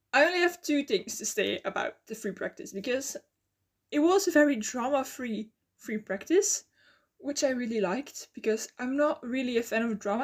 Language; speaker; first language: English; non-native, fluent; Dutch